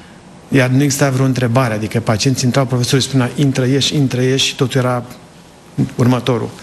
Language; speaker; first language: Romanian; native; Romanian